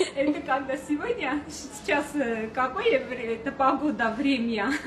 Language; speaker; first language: Russian; non-native, learner; Armenian